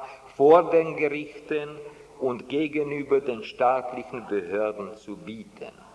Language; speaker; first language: German; non-native, fluent; Czech